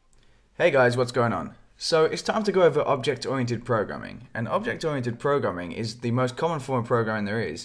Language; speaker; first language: English; native; English